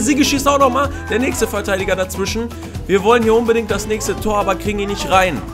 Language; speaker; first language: German; native; German